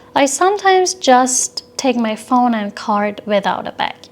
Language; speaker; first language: English; non-native, fluent; Persian